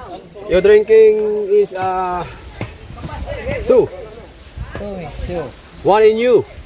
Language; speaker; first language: English; non-native, learner; Filipino